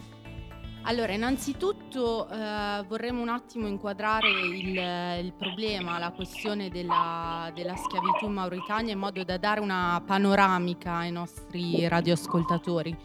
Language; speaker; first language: Italian; native; Italian